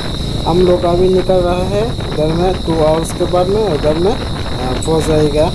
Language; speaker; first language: Hindi; non-native, local second language; Kok Borok